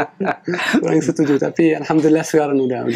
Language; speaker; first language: Indonesian; non-native, fluent; Pashto